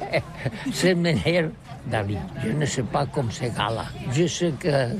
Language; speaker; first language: French; non-native, learner; Catalan